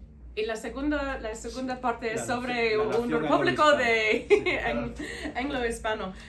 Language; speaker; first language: Spanish; non-native, fluent; English